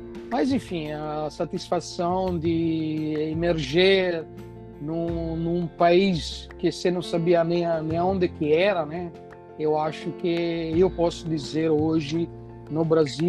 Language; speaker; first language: Portuguese; non-native, fluent; Italian